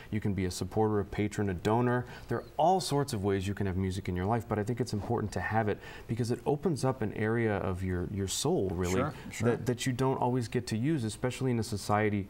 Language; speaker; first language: English; native; English